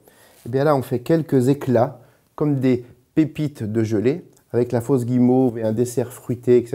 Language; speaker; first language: French; native; French